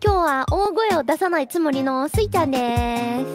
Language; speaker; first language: Japanese; native; Japanese